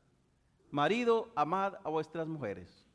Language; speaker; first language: Spanish; native; Spanish